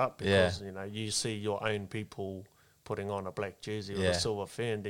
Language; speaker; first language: English; non-native, local second language; Māori